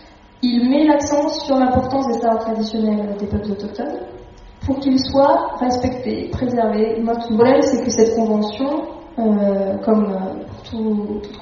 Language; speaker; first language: French; native; French